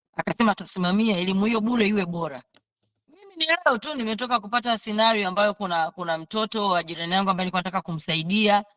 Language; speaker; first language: Swahili; native; Swahili